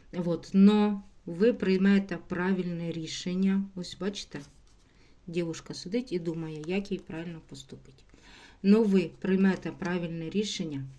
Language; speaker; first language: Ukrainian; non-native, local second language; Russian